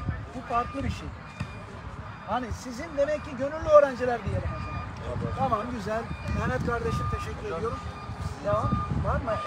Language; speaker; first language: Turkish; native; Turkish